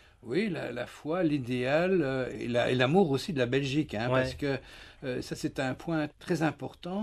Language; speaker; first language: French; native; French